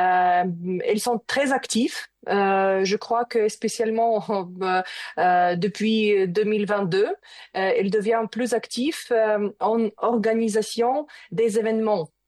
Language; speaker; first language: French; non-native, learner; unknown